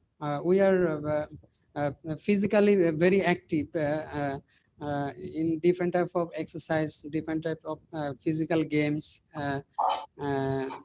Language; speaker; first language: English; non-native, learner; Bangla